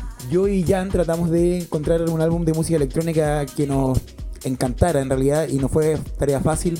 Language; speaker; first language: Spanish; native; Spanish